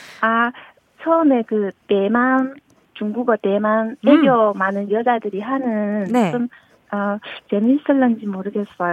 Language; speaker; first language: Korean; non-native, learner; Chinese